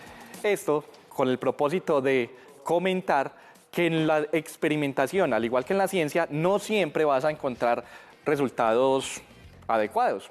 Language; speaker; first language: Spanish; native; Spanish